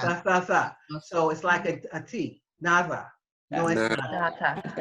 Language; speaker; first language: Spanish; non-native, fluent; English